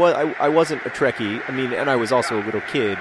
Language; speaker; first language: English; native; English